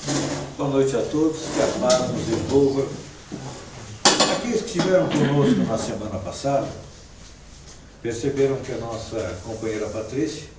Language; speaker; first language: Portuguese; native; Portuguese